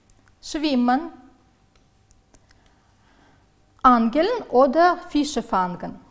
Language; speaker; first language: German; non-native, fluent; Uzbek